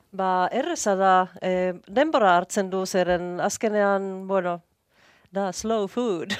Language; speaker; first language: Basque; non-native, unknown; Finnish